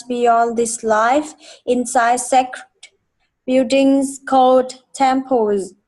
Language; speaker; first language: English; non-native, fluent; Vietnamese